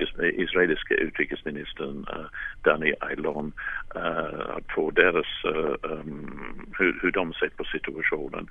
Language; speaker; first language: Swedish; non-native, fluent; English